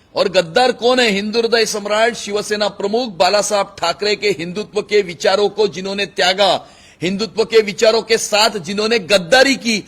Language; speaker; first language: Hindi; non-native, local second language; Marathi